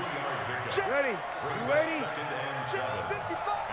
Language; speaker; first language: English; native; English